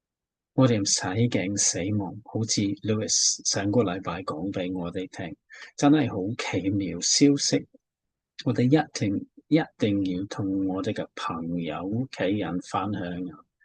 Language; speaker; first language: Cantonese; non-native, fluent; English